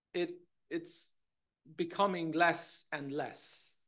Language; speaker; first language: English; non-native, fluent; Hungarian